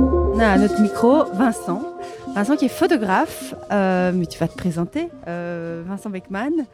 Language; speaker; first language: French; native; French